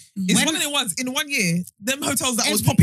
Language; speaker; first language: English; native; English